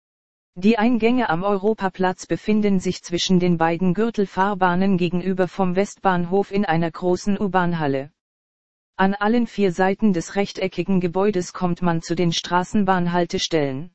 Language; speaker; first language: German; native; German